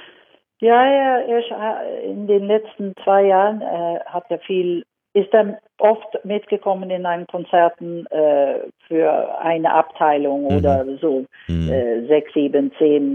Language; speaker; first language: German; non-native, fluent; Swedish